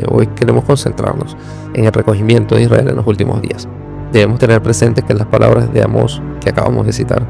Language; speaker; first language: Spanish; native; Spanish